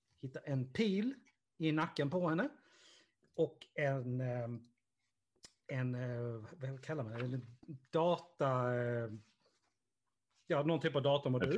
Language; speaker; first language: Swedish; native; Swedish